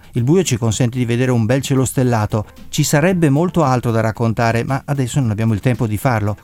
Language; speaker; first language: Italian; native; Italian